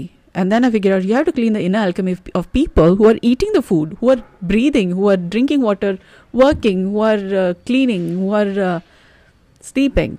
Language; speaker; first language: English; non-native, local second language; Malayalam